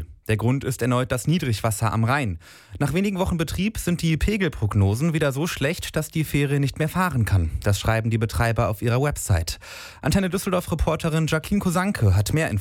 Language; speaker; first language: German; native; German